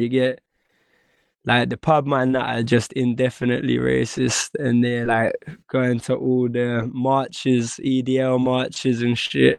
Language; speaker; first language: English; native; English